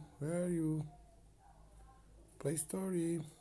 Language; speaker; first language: English; non-native, learner; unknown